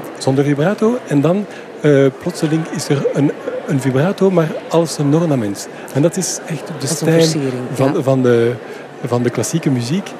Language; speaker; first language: Dutch; non-native, fluent; French